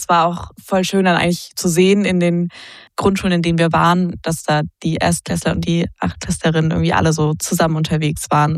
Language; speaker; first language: German; native; German